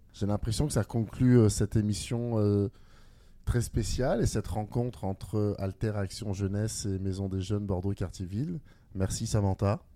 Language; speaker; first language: French; native; French